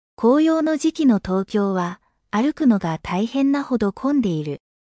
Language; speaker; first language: Japanese; native; Japanese